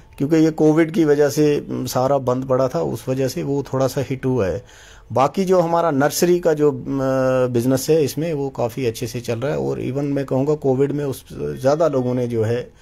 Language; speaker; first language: Hindi; non-native, local second language; Kashmiri